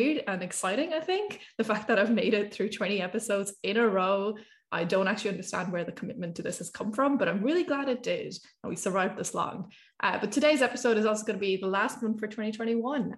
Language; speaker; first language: English; native; English